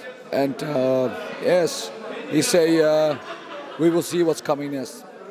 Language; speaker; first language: English; non-native, learner; Dutch